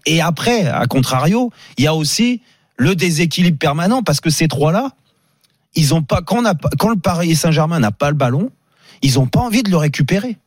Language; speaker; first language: French; native; French